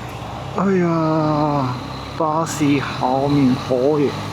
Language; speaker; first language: Cantonese; non-native, learner; English